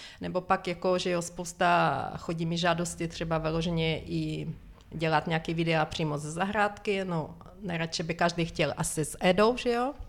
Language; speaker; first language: Czech; non-native, fluent; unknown